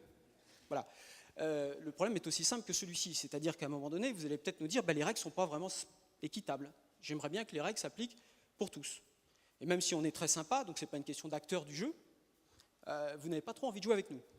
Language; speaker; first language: French; native; French